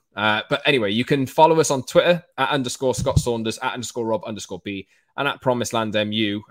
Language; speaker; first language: English; native; English